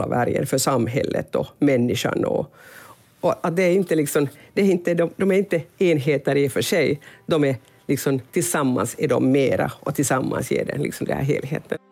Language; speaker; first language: Swedish; non-native, local second language; Finnish